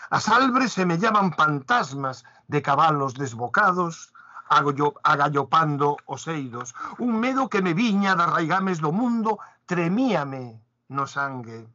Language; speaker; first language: Galician; native; Galician